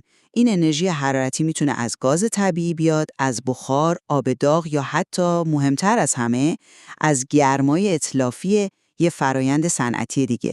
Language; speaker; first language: Persian; native; Persian